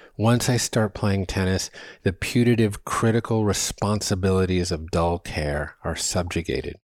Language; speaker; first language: English; native; English